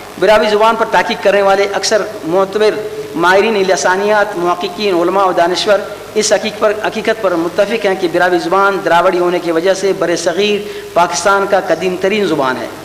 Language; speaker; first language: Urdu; non-native, local second language; Brahui